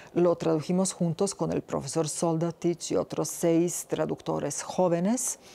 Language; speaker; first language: Spanish; non-native, fluent; Serbian